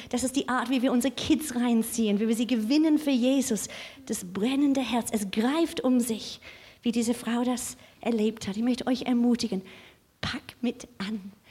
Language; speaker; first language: German; non-native, fluent; English